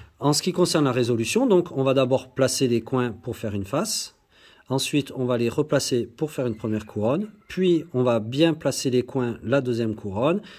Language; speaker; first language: French; native; French